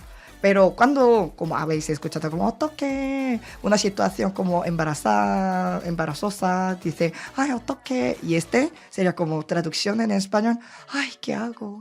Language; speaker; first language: Spanish; non-native, learner; Korean